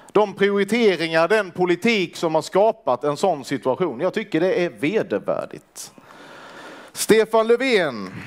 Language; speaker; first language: Swedish; native; Swedish